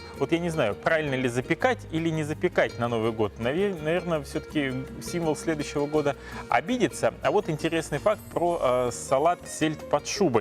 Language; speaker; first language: Russian; native; Russian